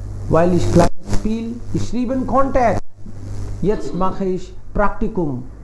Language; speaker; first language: German; non-native, fluent; Hindi